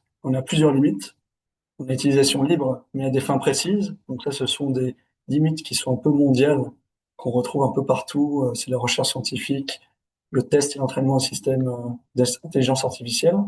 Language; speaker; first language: French; native; French